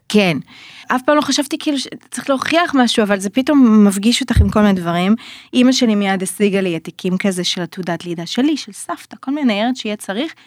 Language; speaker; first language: Hebrew; early bilingual, other home language; Russian